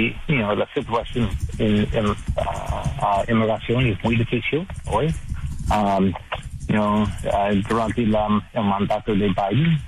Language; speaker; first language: Spanish; non-native, learner; English